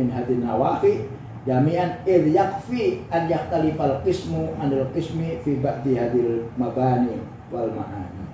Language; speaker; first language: Arabic; non-native, fluent; Javanese